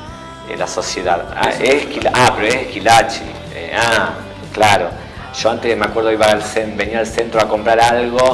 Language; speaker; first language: Spanish; native; Spanish